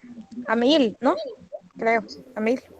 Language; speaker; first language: Spanish; native; Spanish